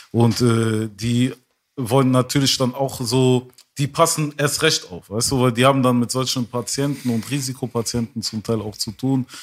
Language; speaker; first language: German; early bilingual, other home language; French